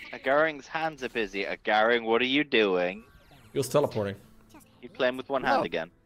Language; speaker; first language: English; native; English